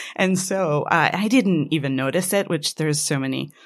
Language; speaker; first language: English; non-native, fluent; Hebrew